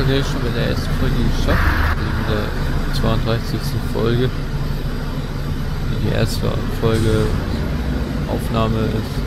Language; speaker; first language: German; native; German